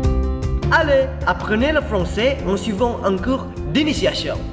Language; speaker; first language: French; non-native, learner; Indonesian